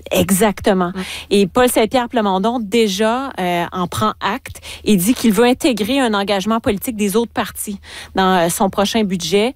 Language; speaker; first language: French; native; French